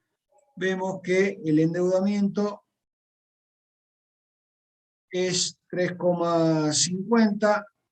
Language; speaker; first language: Spanish; native; Spanish